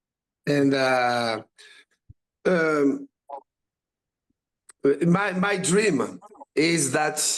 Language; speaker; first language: English; non-native, learner; French